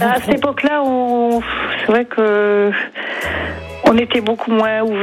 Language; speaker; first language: French; native; French